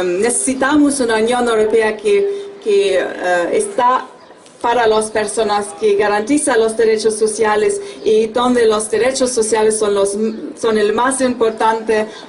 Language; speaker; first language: Spanish; non-native, fluent; German